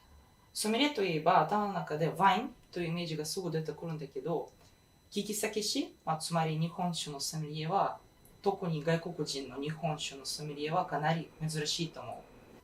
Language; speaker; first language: Japanese; non-native, fluent; Russian